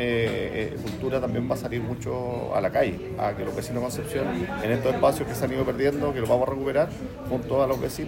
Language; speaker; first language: Spanish; native; Spanish